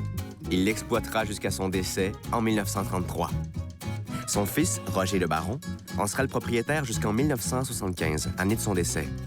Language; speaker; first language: French; native; French